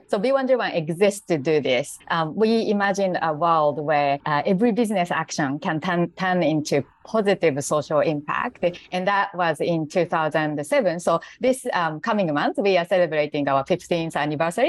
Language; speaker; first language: English; non-native, fluent; Japanese